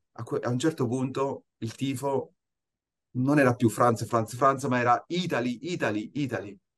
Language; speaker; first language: Italian; native; Italian